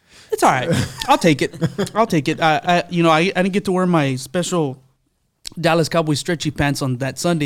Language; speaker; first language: English; early bilingual, other home language; Spanish